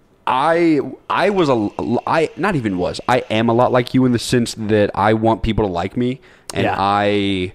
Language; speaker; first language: English; native; English